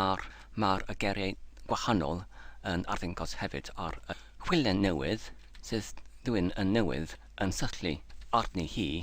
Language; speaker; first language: Welsh; non-native, learner; English